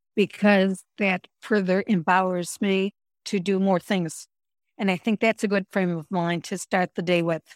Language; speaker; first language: English; native; English